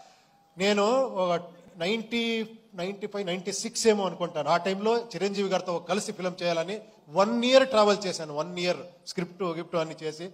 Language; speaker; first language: Telugu; non-native, local second language; Kannada